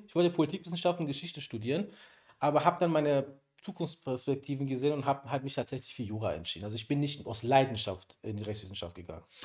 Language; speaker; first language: German; early bilingual, other home language; Persian